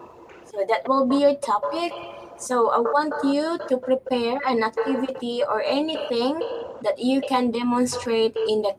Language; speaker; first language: English; non-native, fluent; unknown